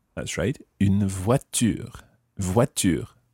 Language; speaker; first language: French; non-native, fluent; English